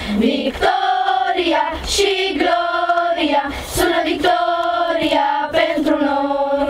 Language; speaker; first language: Romanian; native; Romanian